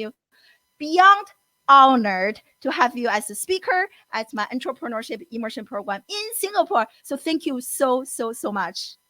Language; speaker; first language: English; non-native, fluent; Chinese